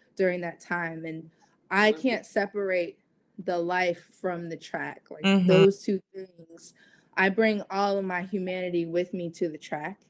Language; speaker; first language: English; native; English